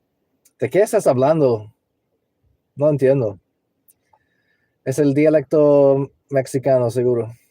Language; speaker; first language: Spanish; non-native, learner; English